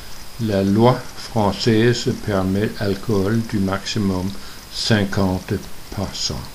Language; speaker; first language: French; non-native, learner; Danish